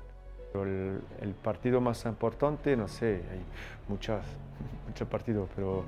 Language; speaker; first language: Spanish; non-native, fluent; French